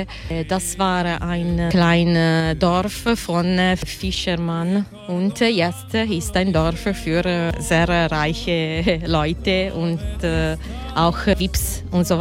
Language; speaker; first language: German; non-native, learner; Italian